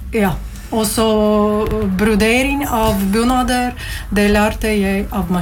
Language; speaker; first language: Norwegian; non-native, learner; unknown